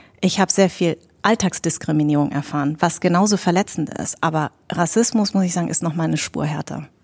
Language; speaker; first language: German; native; German